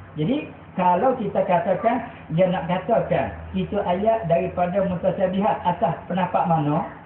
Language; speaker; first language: Malay; native; Malay